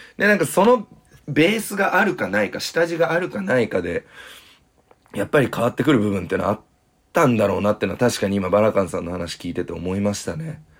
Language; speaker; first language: Japanese; native; Japanese